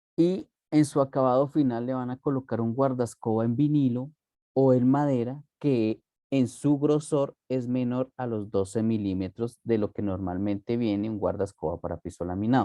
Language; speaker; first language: Spanish; native; Spanish